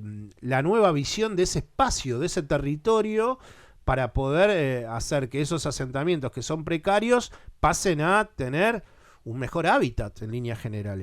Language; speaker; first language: Spanish; native; Spanish